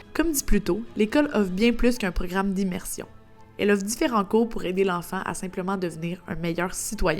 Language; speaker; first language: French; native; French